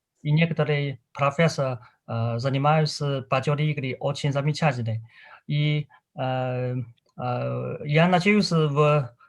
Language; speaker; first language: Russian; non-native, learner; Chinese